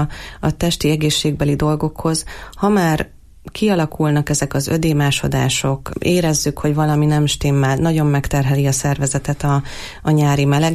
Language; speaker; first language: Hungarian; native; Hungarian